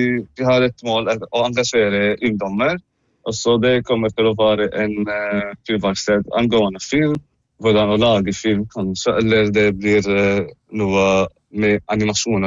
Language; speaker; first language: Norwegian; non-native, fluent; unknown